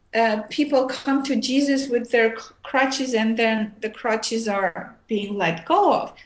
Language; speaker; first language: English; non-native, fluent; Armenian